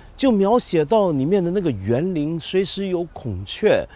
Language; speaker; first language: Chinese; native; Chinese